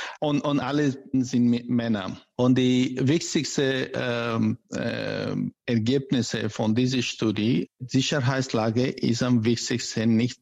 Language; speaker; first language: German; non-native, learner; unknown